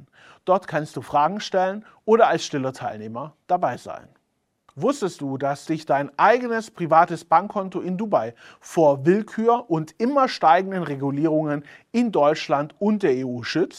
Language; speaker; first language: German; native; German